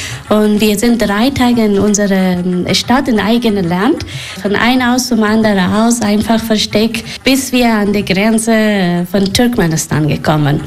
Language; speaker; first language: German; non-native, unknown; Persian